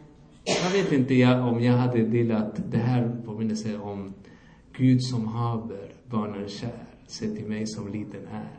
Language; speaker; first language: Swedish; non-native, fluent; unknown